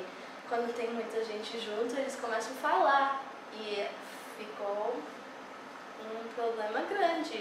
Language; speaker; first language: Portuguese; early bilingual, heritage; English